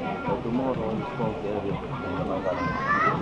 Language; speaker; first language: English; non-native, learner; Romanian